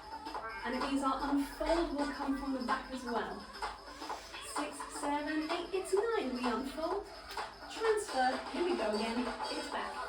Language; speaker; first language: English; native; English